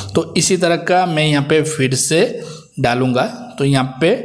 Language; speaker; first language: Hindi; native; Hindi